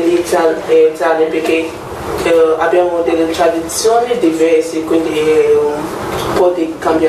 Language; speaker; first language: Italian; non-native, learner; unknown